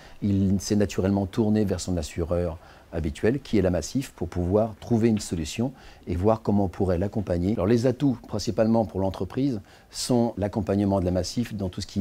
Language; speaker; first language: French; native; French